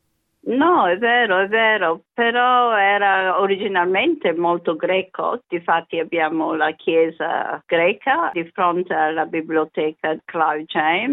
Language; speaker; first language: Italian; early bilingual, other home language; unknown